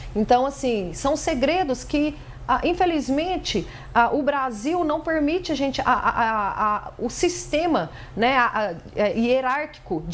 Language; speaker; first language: Portuguese; native; Portuguese